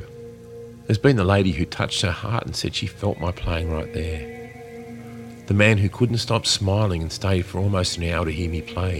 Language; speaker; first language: English; native; English